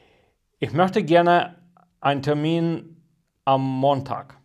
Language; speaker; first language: German; non-native, learner; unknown